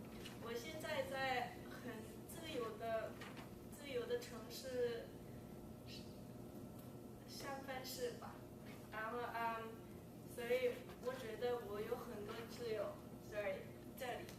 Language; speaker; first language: Chinese; non-native, learner; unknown